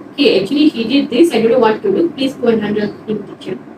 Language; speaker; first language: English; non-native, local second language; Malay